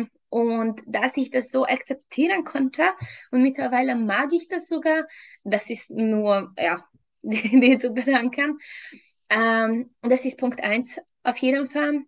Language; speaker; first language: German; non-native, fluent; Hungarian